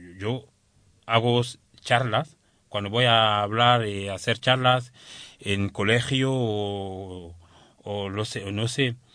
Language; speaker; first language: Spanish; non-native, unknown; French